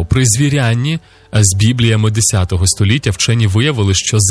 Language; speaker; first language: Ukrainian; native; Ukrainian